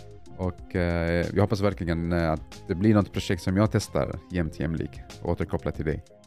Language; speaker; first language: Swedish; non-native, fluent; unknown